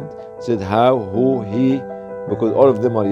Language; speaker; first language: English; non-native, fluent; Arabic